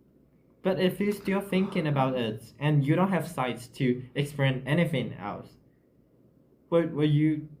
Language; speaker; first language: English; non-native, learner; Chinese